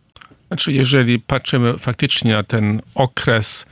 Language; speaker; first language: Polish; non-native, fluent; German